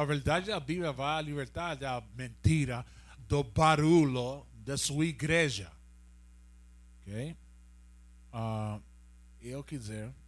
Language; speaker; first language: Portuguese; non-native, learner; Spanish